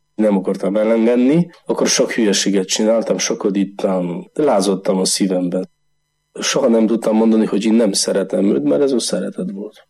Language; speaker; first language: Hungarian; non-native, learner; Polish